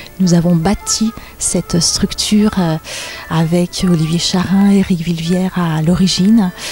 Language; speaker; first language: French; native; French